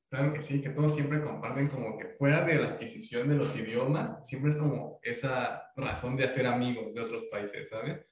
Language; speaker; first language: Spanish; native; Spanish